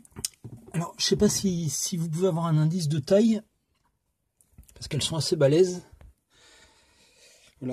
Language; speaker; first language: French; native; French